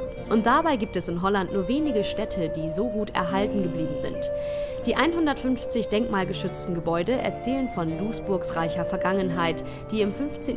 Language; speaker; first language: German; native; German